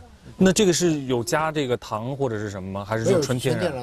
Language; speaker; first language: Chinese; native; Chinese